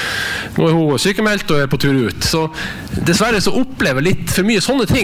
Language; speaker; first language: Norwegian; native; Norwegian